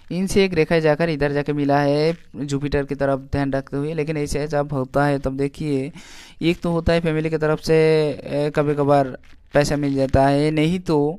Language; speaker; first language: Hindi; non-native, local second language; Bangla